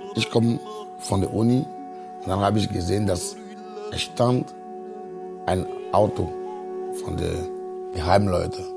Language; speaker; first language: German; non-native, fluent; Ewe